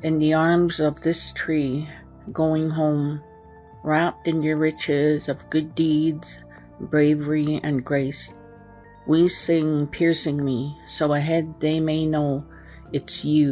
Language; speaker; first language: English; non-native, local second language; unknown